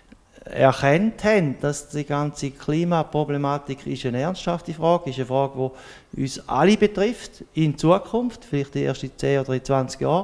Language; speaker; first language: German; native; German